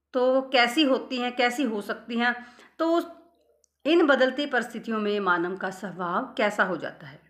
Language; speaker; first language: Hindi; non-native, local second language; Punjabi